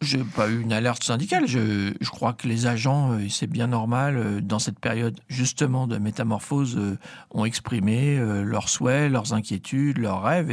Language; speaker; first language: French; native; French